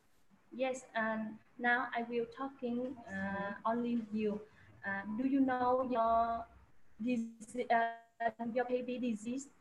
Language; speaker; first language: English; non-native, learner; Vietnamese